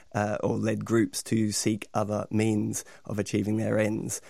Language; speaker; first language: English; native; English